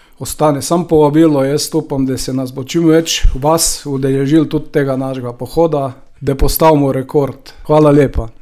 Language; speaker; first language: Slovenian; native; Slovenian